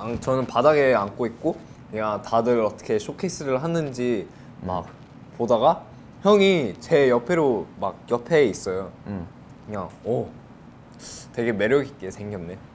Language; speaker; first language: Korean; non-native, fluent; English